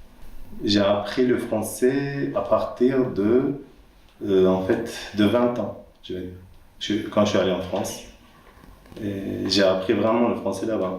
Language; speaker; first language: French; non-native, fluent; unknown